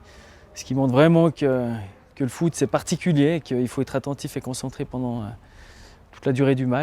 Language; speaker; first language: French; native; French